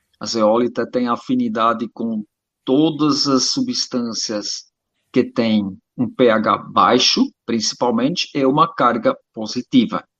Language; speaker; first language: Portuguese; non-native, fluent; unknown